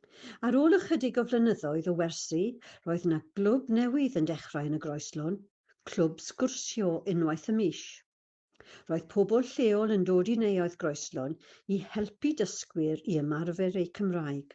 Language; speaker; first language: Welsh; non-native, fluent; English